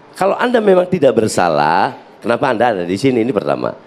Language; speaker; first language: Indonesian; native; Indonesian